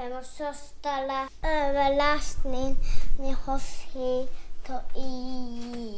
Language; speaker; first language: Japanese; early bilingual, heritage; Japanese